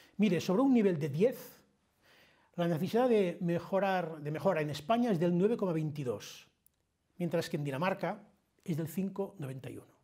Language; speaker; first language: Spanish; non-native, local second language; Catalan